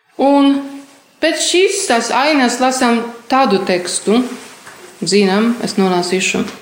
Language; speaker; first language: Latvian; non-native, fluent; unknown